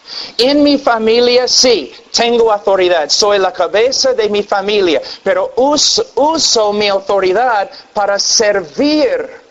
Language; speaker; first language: Spanish; non-native, fluent; English